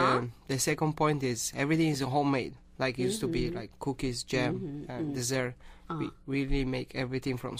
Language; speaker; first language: English; non-native, learner; Italian